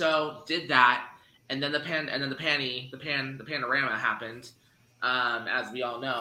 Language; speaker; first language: English; native; English